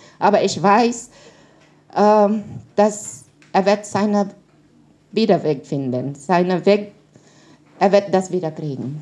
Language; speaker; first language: German; non-native, learner; Filipino